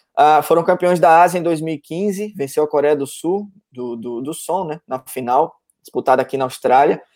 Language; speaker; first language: Portuguese; native; Portuguese